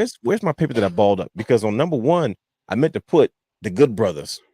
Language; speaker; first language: English; native; English